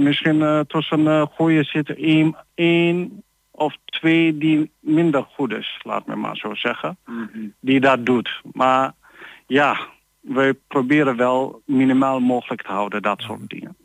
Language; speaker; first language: Dutch; non-native, learner; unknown